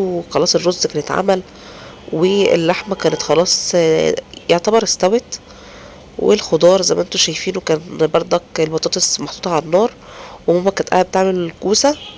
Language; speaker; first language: Arabic; native; Arabic